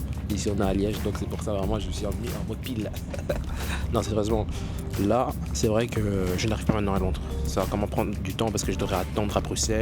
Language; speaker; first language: French; native; French